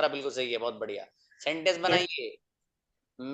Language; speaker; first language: Hindi; native; Hindi